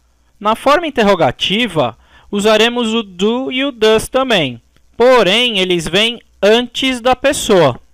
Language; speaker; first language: Portuguese; native; Portuguese